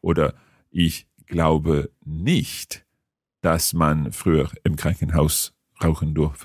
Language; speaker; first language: German; non-native, fluent; English